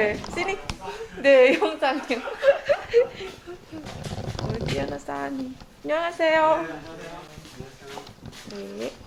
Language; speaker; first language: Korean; non-native, learner; Indonesian